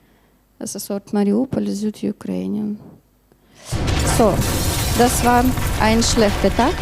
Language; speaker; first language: German; non-native, learner; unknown